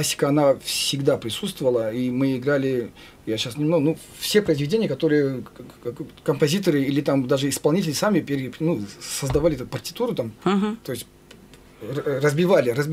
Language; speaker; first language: Russian; non-native, fluent; Azerbaijani